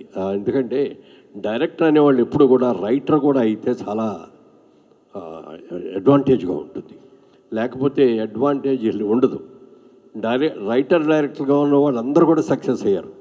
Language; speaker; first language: Telugu; native; Telugu